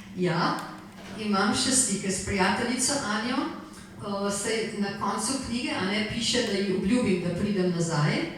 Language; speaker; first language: Slovenian; native; Slovenian